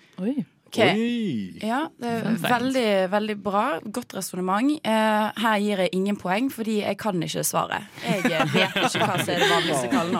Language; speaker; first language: Norwegian; native; Norwegian